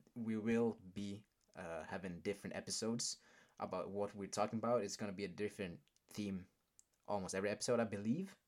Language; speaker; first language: English; non-native, fluent; Norwegian